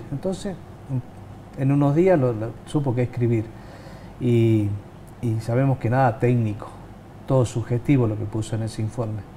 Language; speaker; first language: Spanish; native; Spanish